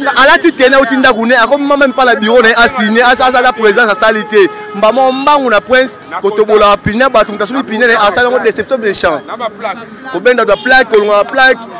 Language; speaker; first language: Lingala; native; Lingala